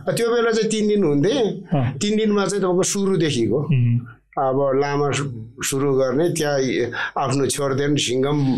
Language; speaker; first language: Nepali; non-native, local second language; Eastern Tamang